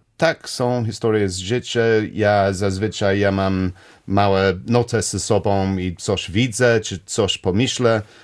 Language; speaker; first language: Polish; non-native, learner; English